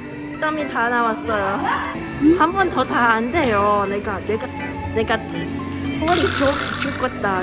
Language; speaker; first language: Korean; non-native, learner; Cantonese